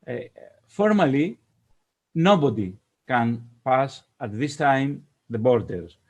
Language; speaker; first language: English; non-native, fluent; Greek